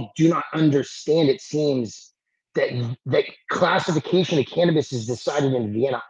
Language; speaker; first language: English; native; English